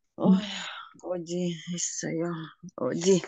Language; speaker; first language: Korean; non-native, learner; Kyrgyz